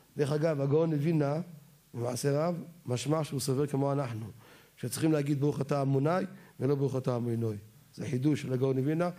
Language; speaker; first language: Hebrew; native; Hebrew